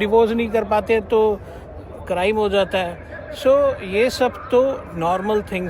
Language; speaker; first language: Hindi; non-native, local second language; Malayalam